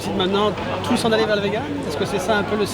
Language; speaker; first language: French; native; French